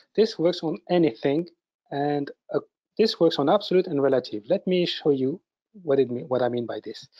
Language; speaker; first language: English; early bilingual, other home language; French